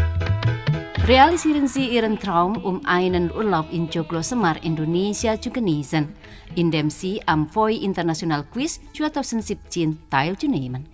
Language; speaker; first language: German; non-native, fluent; Indonesian